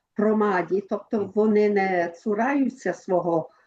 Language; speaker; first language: Ukrainian; early bilingual, other home language; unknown